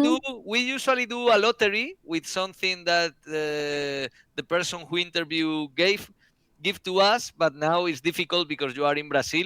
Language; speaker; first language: English; non-native, learner; Spanish